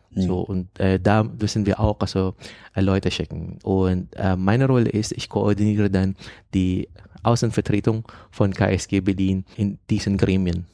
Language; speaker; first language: German; non-native, fluent; Filipino